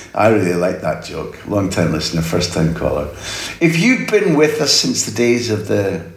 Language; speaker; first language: English; native; English